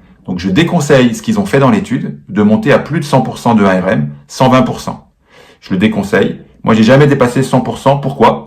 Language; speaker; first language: French; native; French